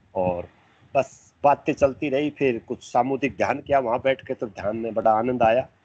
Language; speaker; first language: Hindi; native; Hindi